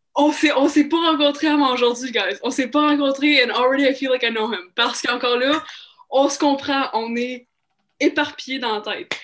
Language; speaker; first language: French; native; French